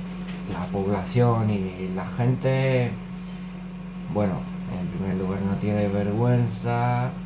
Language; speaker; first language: Spanish; non-native, fluent; Romanian